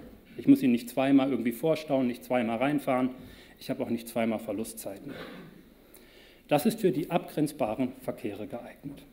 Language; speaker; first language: German; native; German